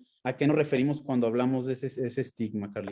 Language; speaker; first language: Spanish; native; Spanish